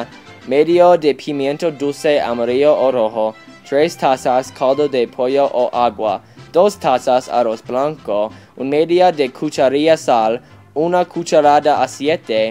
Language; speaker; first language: Spanish; non-native, learner; English